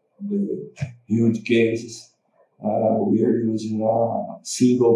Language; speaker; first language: English; non-native, learner; Portuguese